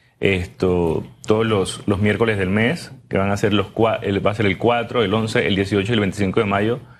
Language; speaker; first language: Spanish; native; Spanish